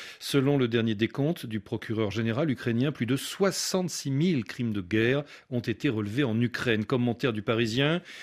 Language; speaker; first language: French; native; French